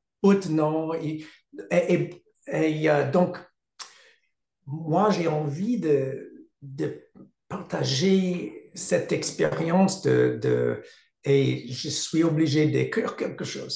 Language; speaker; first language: French; non-native, learner; English